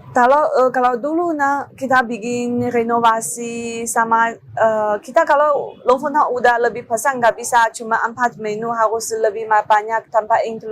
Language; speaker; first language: Indonesian; non-native, learner; Chinese